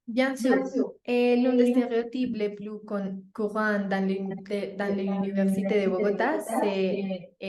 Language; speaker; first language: French; non-native, learner; Spanish